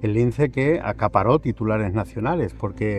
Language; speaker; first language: Spanish; native; Spanish